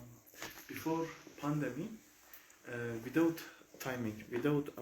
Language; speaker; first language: English; non-native, learner; Turkish